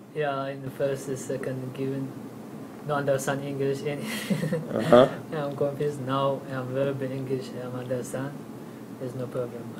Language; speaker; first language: English; non-native, learner; Tigrinya